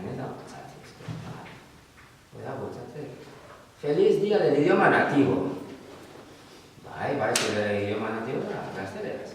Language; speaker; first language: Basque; non-native, learner; Spanish